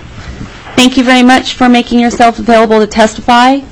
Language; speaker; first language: English; native; English